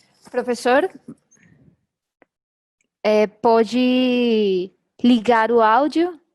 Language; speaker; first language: Portuguese; non-native, fluent; Spanish